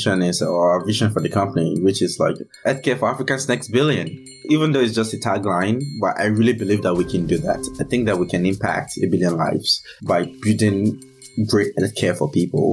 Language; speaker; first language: English; non-native, local second language; Yoruba